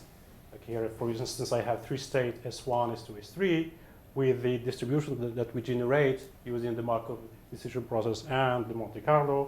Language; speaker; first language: English; non-native, fluent; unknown